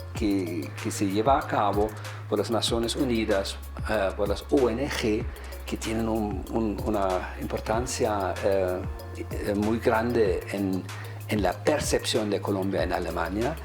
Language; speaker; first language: Spanish; non-native, fluent; German